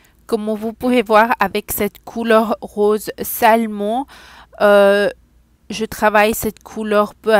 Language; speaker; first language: French; non-native, fluent; Spanish